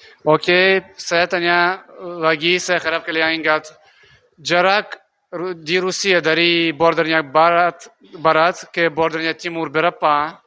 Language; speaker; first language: Indonesian; non-native, learner; Russian